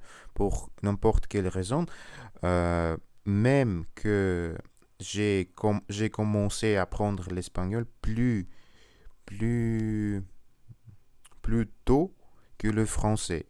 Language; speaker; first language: French; non-native, learner; Russian